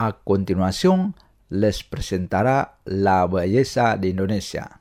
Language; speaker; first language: Spanish; non-native, fluent; Indonesian